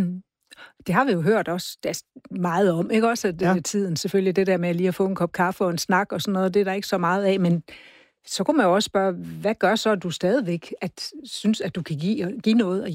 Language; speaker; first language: Danish; native; Danish